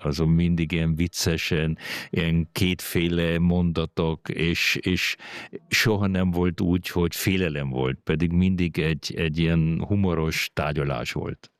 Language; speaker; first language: Hungarian; early bilingual, heritage; Hungarian